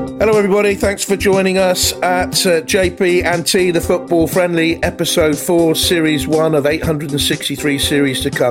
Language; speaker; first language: English; native; English